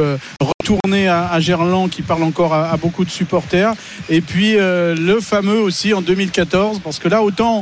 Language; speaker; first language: French; native; French